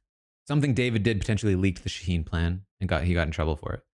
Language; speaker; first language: English; native; English